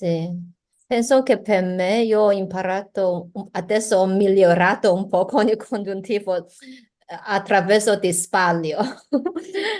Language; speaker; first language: Italian; non-native, learner; Chinese